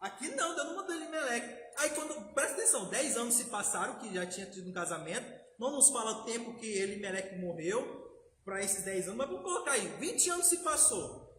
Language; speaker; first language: Portuguese; native; Portuguese